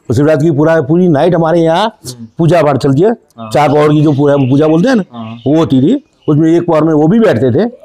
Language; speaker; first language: Hindi; non-native, local second language; Gujarati